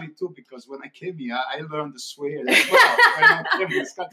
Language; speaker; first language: English; non-native, fluent; Italian